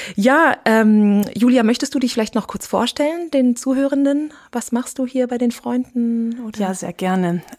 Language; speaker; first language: German; native; German